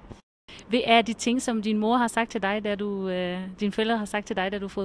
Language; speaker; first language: Danish; native; Danish